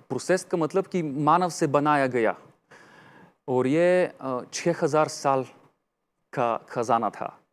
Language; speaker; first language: Hindi; non-native, fluent; Bulgarian